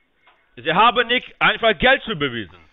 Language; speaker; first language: German; non-native, fluent; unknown